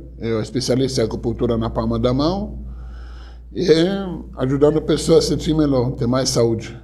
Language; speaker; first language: Portuguese; non-native, fluent; Hebrew